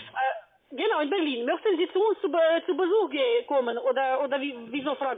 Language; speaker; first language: German; non-native, fluent; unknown